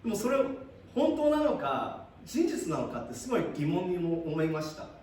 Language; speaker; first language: Japanese; early bilingual, heritage; Japanese